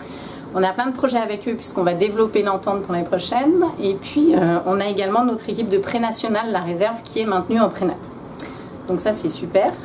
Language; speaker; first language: French; native; French